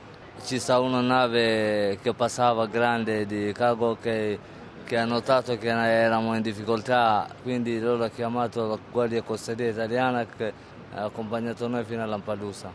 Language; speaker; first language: Italian; non-native, learner; Somali